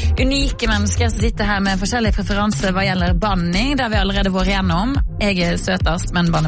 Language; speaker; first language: Norwegian; native; Norwegian